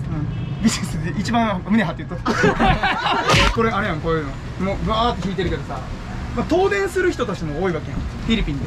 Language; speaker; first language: Japanese; native; Japanese